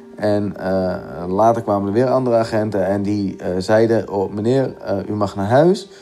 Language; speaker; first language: Dutch; native; Dutch